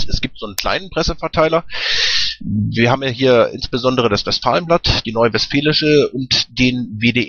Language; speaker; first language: German; native; German